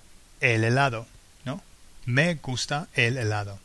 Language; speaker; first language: Spanish; non-native, fluent; English